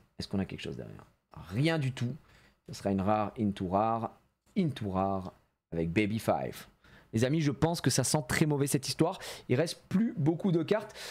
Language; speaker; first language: French; native; French